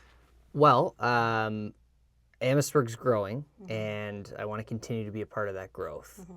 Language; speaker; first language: English; native; English